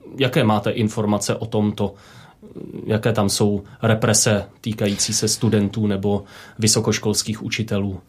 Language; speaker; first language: Czech; native; Czech